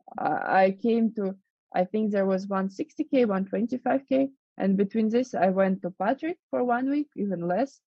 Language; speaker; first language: English; non-native, fluent; Russian